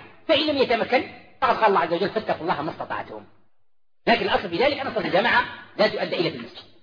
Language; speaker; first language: Arabic; native; Arabic